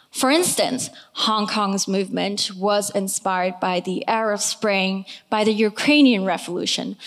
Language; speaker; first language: English; non-native, local second language; Cantonese